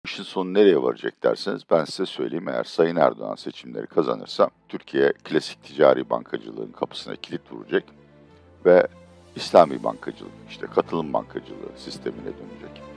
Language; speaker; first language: Turkish; native; Turkish